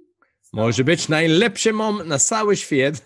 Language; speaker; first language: Polish; non-native, learner; English